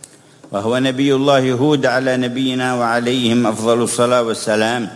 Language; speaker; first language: Arabic; native; Arabic